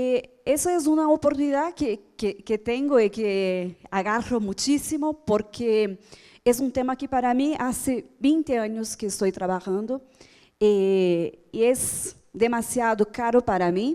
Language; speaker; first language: Spanish; non-native, fluent; Portuguese